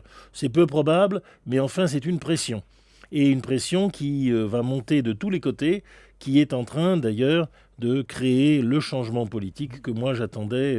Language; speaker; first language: French; native; French